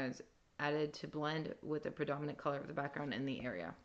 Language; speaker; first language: English; native; English